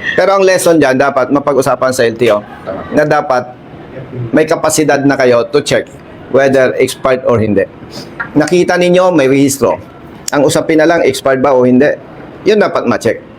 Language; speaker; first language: Filipino; native; Filipino